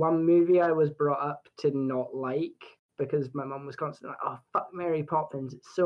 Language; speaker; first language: English; native; English